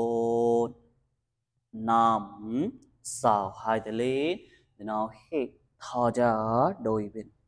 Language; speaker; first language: Vietnamese; non-native, learner; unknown